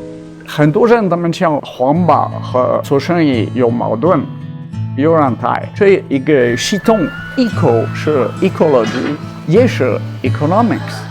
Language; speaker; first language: Chinese; non-native, fluent; French